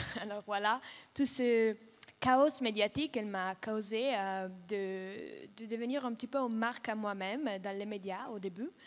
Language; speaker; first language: French; non-native, fluent; Russian